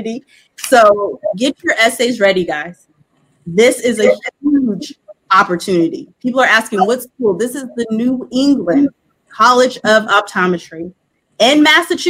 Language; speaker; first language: English; native; English